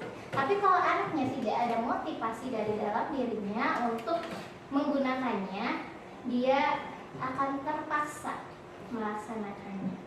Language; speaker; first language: Indonesian; native; Indonesian